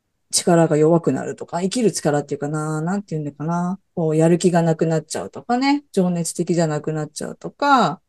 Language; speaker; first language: Japanese; native; Japanese